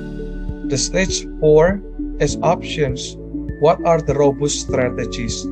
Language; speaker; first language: English; non-native, learner; Indonesian